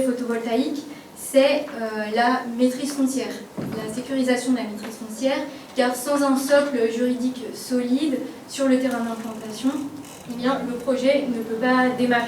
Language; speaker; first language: French; native; French